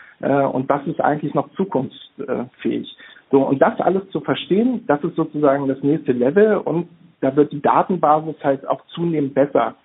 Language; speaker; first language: German; native; German